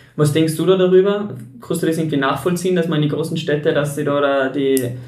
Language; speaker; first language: German; native; German